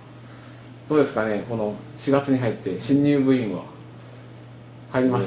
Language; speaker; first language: Japanese; native; Japanese